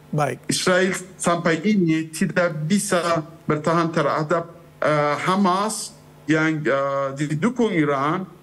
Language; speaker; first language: Indonesian; non-native, fluent; Persian